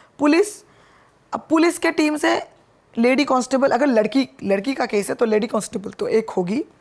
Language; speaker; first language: Hindi; non-native, local second language; Bangla